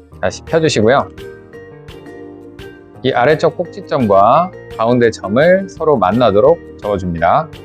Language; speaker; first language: Korean; native; Korean